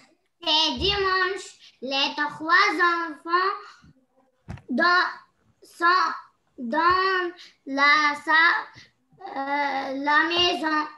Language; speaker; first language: French; non-native, learner; Arabic